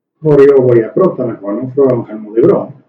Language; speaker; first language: Swedish; non-native, fluent; Spanish